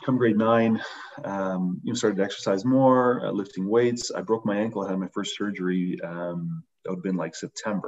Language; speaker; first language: English; native; English